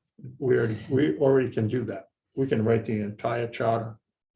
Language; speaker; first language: English; native; English